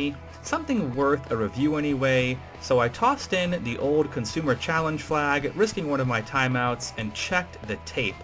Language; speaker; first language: English; native; English